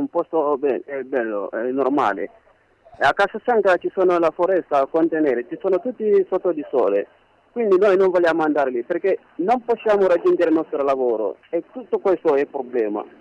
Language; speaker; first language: Italian; non-native, learner; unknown